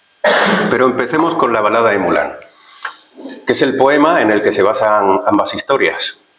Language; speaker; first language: Spanish; native; Spanish